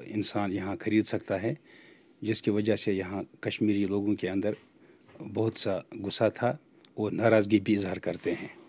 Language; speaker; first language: Hindi; non-native, local second language; Kashmiri